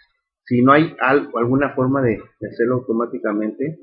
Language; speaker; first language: Spanish; native; Spanish